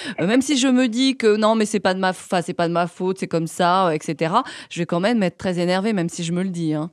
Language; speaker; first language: French; native; French